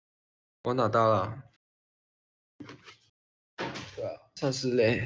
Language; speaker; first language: Chinese; non-native, local second language; Cantonese